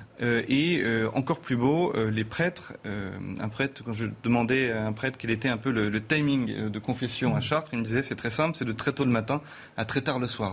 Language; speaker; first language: French; native; French